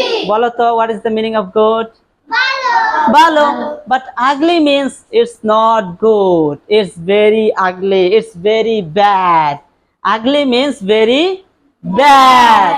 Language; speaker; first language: English; non-native, local second language; Bangla